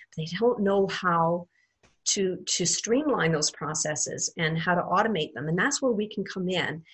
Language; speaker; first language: English; native; English